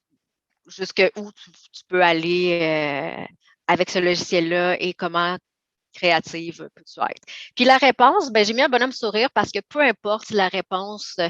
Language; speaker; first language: French; native; French